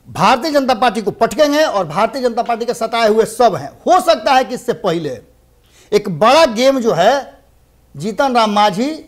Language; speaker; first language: Hindi; native; Hindi